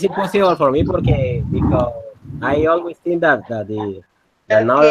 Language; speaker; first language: English; non-native, learner; Spanish